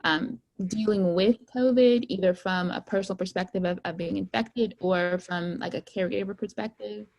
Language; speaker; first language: English; native; English